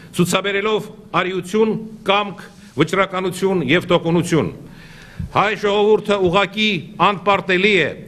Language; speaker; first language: Armenian; native; Armenian